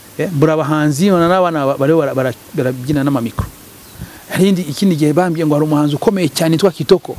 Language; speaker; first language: Kinyarwanda; early bilingual, heritage; Kinyarwanda